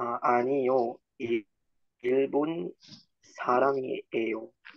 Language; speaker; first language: Korean; non-native, learner; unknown